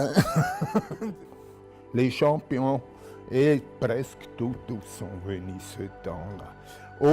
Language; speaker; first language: French; non-native, local second language; German